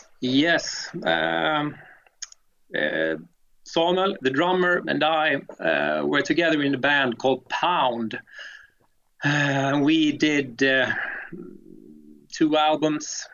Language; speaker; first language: English; non-native, fluent; Swedish